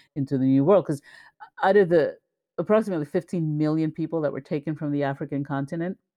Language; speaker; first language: English; early bilingual, other home language; Spanish